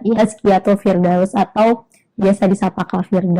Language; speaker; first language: Indonesian; native; Indonesian